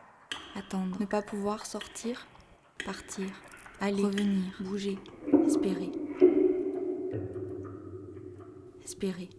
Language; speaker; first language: French; native; French